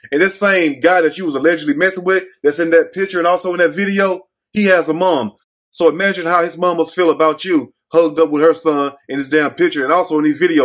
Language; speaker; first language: English; native; English